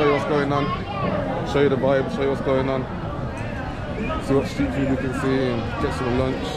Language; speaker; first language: English; native; English